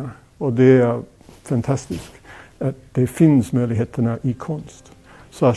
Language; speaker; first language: Swedish; non-native, fluent; English